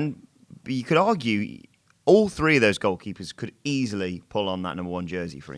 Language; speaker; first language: English; native; English